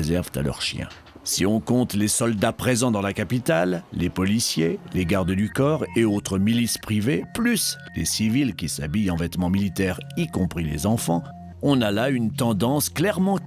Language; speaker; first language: French; native; French